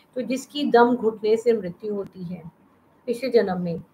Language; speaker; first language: Hindi; native; Hindi